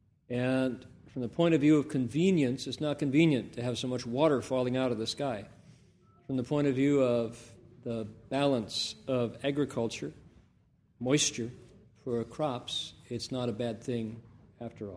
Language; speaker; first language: English; native; English